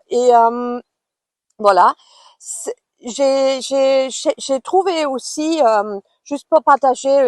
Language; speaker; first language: French; non-native, fluent; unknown